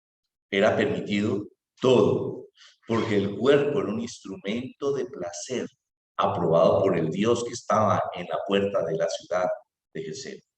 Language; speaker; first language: Spanish; native; Spanish